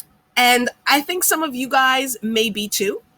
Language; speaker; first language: English; native; English